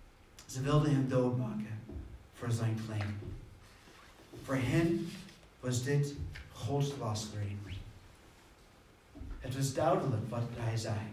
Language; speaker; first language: Dutch; non-native, fluent; English